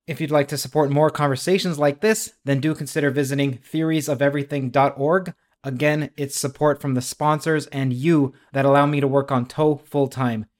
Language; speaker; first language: English; native; English